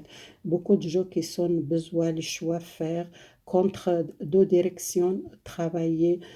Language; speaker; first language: French; non-native, fluent; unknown